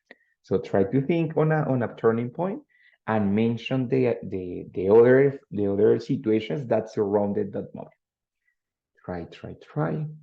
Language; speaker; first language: English; non-native, fluent; Spanish